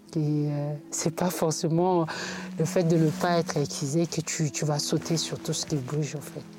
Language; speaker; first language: French; non-native, local second language; Bambara